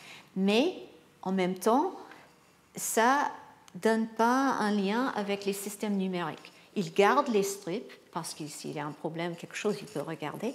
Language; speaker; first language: French; non-native, fluent; English